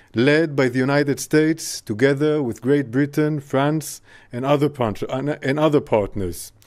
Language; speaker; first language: English; non-native, fluent; Hebrew